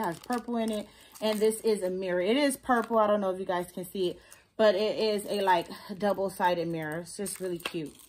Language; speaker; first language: English; native; English